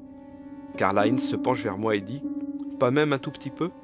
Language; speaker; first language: French; native; French